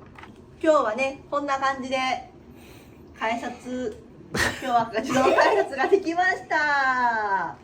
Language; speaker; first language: Japanese; native; Japanese